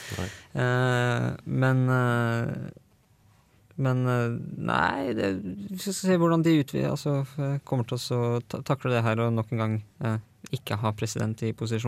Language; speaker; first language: Norwegian; native; Norwegian